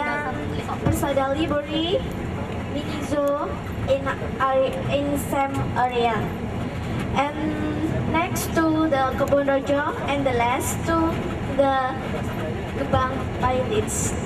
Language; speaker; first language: English; non-native, learner; Indonesian